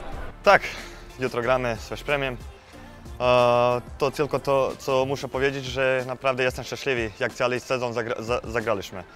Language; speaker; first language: Polish; non-native, learner; Croatian